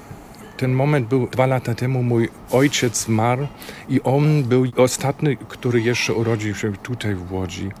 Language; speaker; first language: Polish; non-native, fluent; German